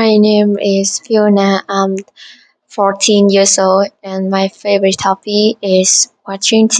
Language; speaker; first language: English; non-native, learner; Vietnamese